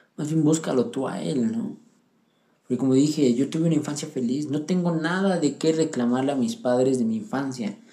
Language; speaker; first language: Spanish; native; Spanish